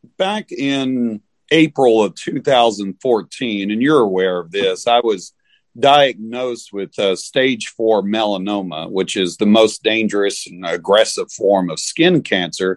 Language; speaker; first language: English; native; English